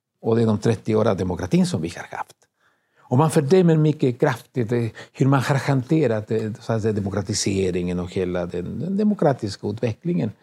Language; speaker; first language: Swedish; non-native, fluent; Spanish